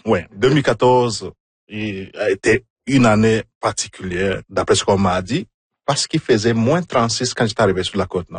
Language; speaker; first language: French; non-native, fluent; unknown